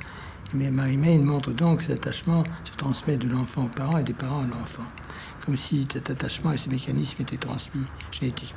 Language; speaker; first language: French; native; French